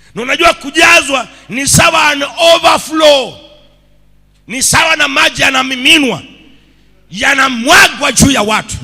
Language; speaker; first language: Swahili; non-native, local second language; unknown